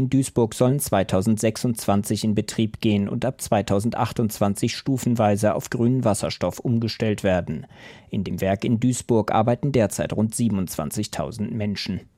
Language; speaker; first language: German; native; German